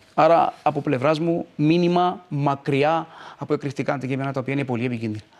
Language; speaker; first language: Greek; native; Greek